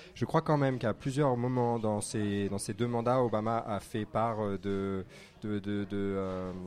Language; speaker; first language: French; native; French